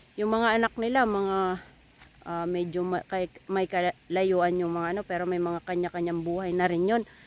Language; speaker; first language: Filipino; native; Filipino